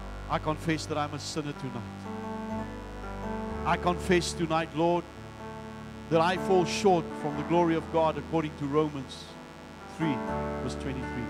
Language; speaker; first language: English; non-native, local second language; Afrikaans